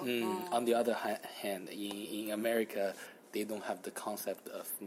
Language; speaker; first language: English; non-native, fluent; Chinese